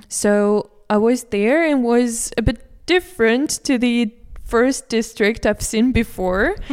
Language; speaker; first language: English; non-native, fluent; Russian